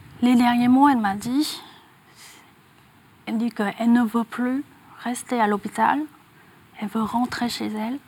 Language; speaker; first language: French; non-native, fluent; Vietnamese